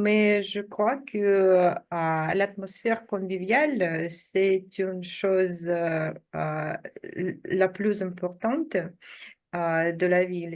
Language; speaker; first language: French; non-native, fluent; Russian